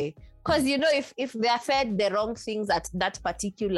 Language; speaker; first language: English; non-native, local second language; Swahili